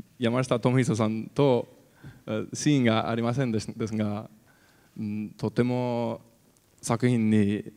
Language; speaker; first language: Japanese; non-native, learner; English